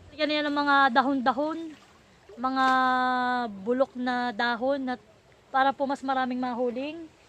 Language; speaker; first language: Filipino; native; Filipino